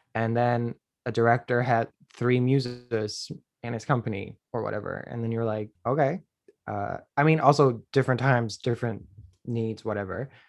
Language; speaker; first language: English; non-native, fluent; Dutch